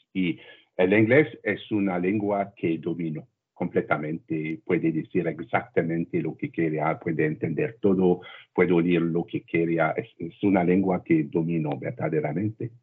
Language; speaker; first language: Spanish; non-native, learner; French